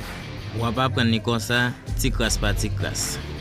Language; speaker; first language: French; non-native, local second language; Haitian Creole